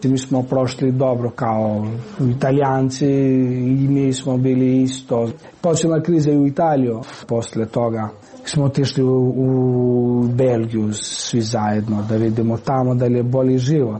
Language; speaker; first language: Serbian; non-native, local second language; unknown